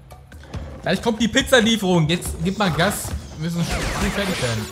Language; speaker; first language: German; native; German